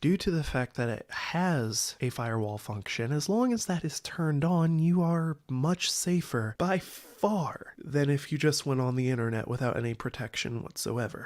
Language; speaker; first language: English; native; English